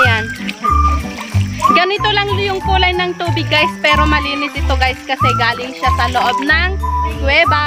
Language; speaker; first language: Filipino; non-native, local second language; Iloko